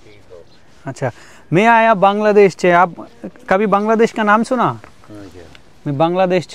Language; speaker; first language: Hindi; non-native, learner; Bangla